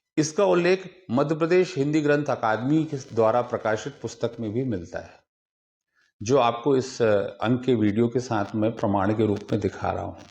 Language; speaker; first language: Hindi; native; Hindi